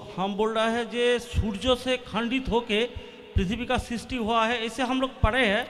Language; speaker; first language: Hindi; non-native, local second language; Bangla